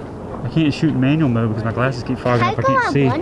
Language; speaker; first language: English; native; English